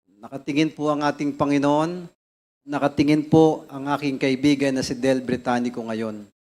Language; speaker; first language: Filipino; native; Filipino